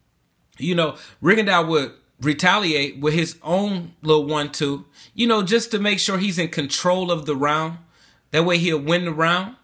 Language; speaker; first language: English; native; English